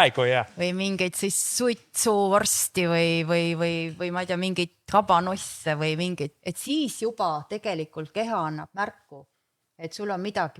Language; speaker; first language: Estonian; native; Estonian